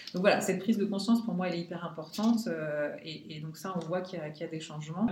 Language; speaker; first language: French; native; French